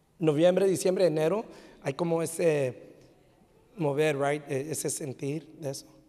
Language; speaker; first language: Spanish; early bilingual, heritage; Spanish